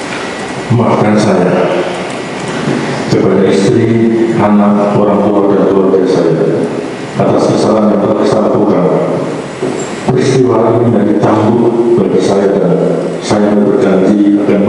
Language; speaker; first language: Indonesian; non-native, local second language; Javanese